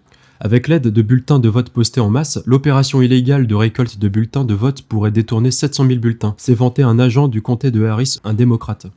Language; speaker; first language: French; native; French